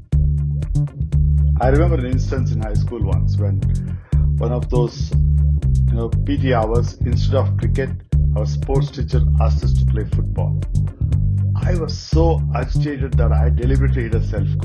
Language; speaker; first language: English; non-native, local second language; Kannada